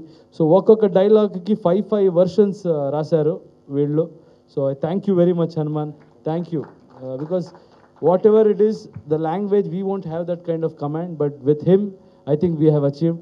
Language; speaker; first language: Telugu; non-native, learner; Kannada